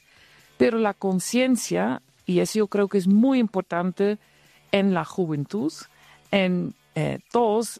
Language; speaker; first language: Spanish; non-native, fluent; Dutch